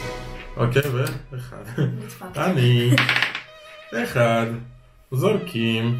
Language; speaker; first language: Hebrew; native; Hebrew